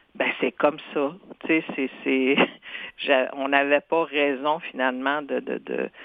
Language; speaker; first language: French; non-native, local second language; Cree